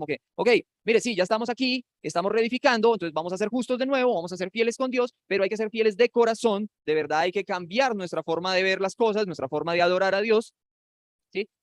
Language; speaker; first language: Spanish; native; Spanish